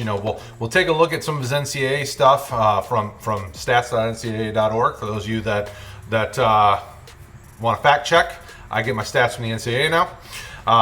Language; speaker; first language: English; native; English